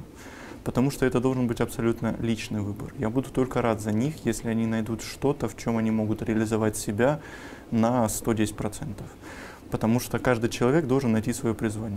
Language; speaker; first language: Russian; native; Russian